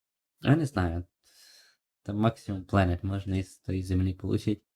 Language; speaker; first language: Russian; non-native, local second language; Ukrainian